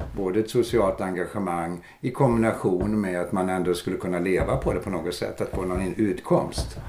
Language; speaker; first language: Swedish; native; Swedish